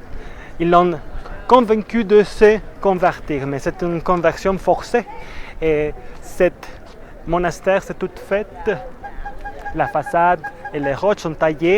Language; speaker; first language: French; non-native, fluent; Spanish